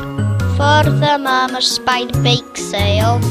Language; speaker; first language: Welsh; non-native, local second language; English